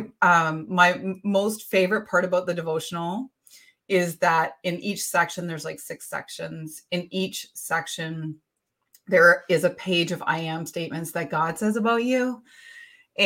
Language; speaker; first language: English; native; English